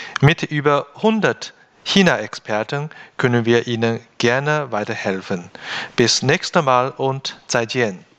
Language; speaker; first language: German; non-native, fluent; Chinese